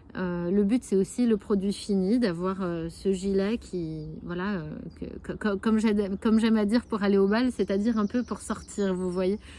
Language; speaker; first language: French; native; French